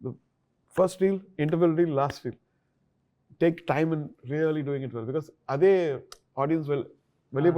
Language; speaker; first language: Telugu; non-native, learner; Tamil